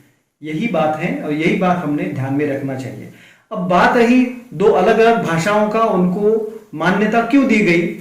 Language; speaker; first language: Hindi; non-native, local second language; Konkani